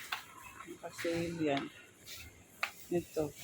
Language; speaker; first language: Filipino; native; Filipino